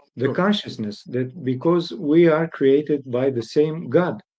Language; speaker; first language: English; non-native, fluent; Romanian